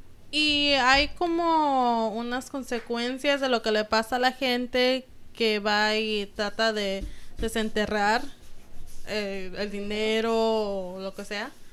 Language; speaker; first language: Spanish; early bilingual, heritage; Spanish